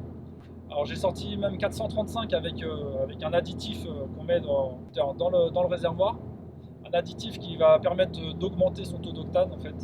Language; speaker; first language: French; native; French